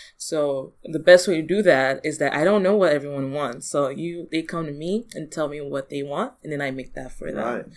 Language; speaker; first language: English; early bilingual, other home language; Yoruba